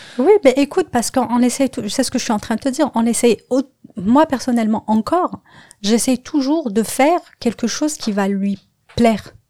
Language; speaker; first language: French; non-native, local second language; Kabyle